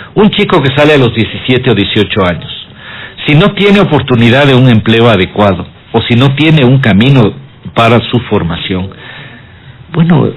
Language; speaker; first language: Spanish; native; Spanish